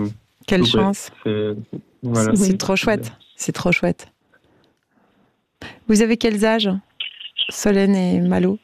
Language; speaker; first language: French; native; French